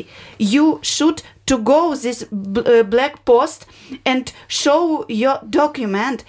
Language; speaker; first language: English; non-native, learner; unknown